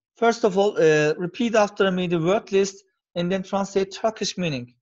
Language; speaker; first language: English; non-native, fluent; Turkish